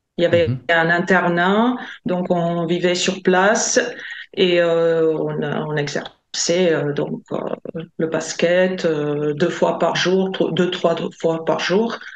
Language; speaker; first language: French; non-native, fluent; Latvian